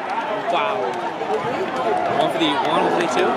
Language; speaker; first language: English; native; English